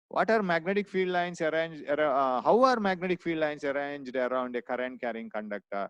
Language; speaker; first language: English; non-native, local second language; Kannada